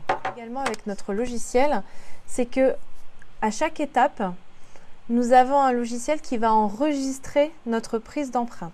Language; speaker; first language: French; native; French